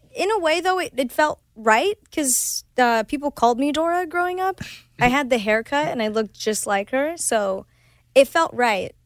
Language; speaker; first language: English; early bilingual, other home language; Spanish